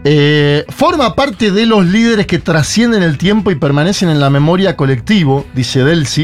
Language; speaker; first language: Spanish; native; Spanish